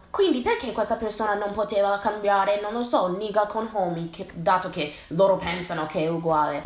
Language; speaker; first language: Italian; non-native, fluent; English